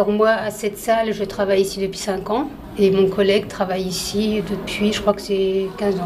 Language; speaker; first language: French; native; French